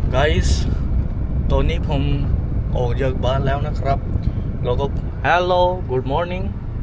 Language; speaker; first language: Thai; non-native, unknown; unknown